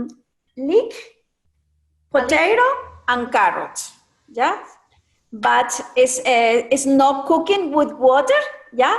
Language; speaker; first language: English; non-native, learner; Spanish